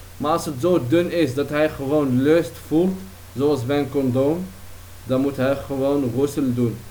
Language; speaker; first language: Dutch; early bilingual, other home language; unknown